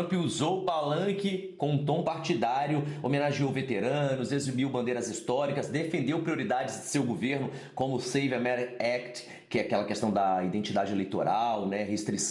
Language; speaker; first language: Portuguese; native; Portuguese